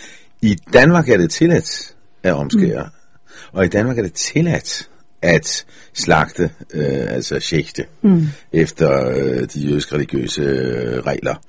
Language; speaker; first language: Danish; non-native, fluent; Hebrew